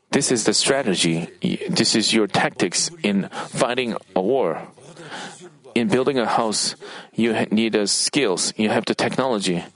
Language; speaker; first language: English; non-native, fluent; Korean